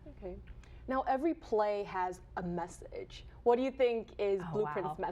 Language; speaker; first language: English; native; English